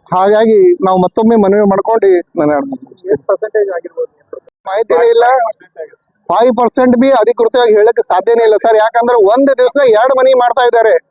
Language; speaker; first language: Kannada; non-native, local second language; Lambadi